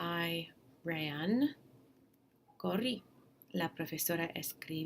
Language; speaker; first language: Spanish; non-native, fluent; English